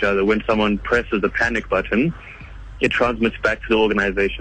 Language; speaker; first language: English; non-native, local second language; Kinyarwanda